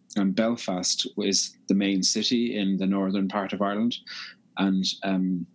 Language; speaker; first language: English; native; English